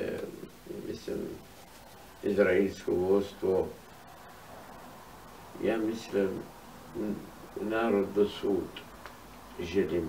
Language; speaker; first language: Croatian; non-native, fluent; Arabic